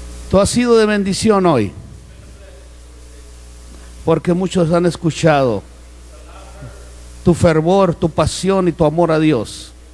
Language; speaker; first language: Spanish; native; Spanish